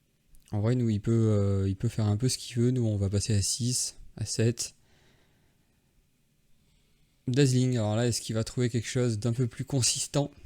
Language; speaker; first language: French; native; French